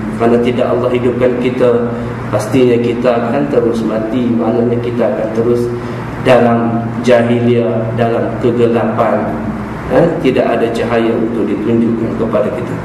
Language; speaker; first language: Malay; native; Malay